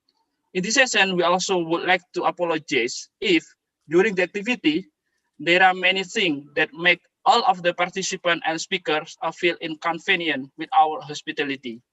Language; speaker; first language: English; non-native, local second language; Indonesian